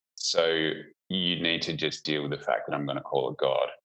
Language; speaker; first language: English; native; English